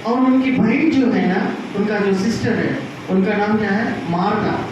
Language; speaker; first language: Hindi; non-native, local second language; Telugu